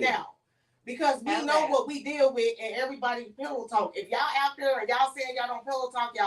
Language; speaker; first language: English; native; English